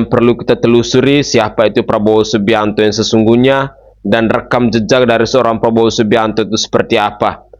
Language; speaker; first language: Indonesian; native; Indonesian